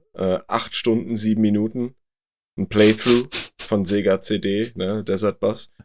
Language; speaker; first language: German; native; German